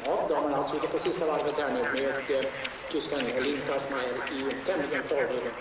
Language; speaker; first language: Swedish; native; Swedish